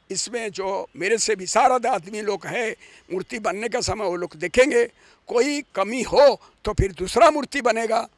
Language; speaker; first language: Hindi; non-native, local second language; Odia